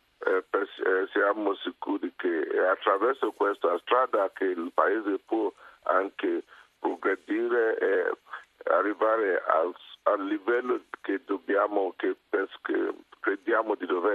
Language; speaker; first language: Italian; non-native, fluent; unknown